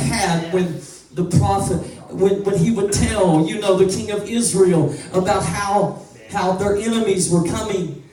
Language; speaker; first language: English; native; English